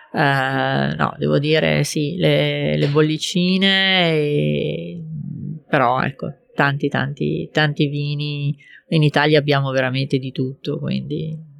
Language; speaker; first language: Italian; native; Italian